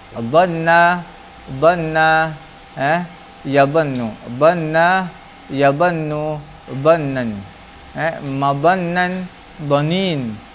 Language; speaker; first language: Arabic; non-native, learner; Malay